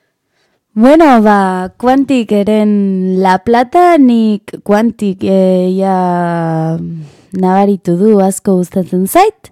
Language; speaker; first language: Basque; non-native, learner; Spanish